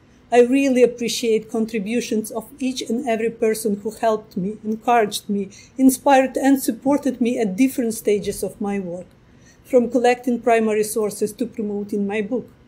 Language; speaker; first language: English; non-native, fluent; Ukrainian